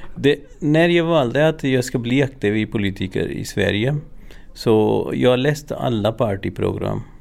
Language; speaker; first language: Swedish; non-native, learner; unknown